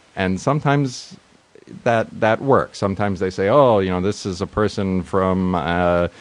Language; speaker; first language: English; native; English